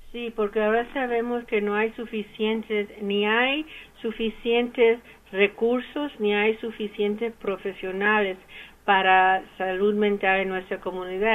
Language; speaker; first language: Spanish; early bilingual, heritage; English